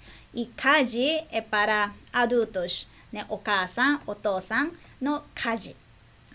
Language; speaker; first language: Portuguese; non-native, fluent; Japanese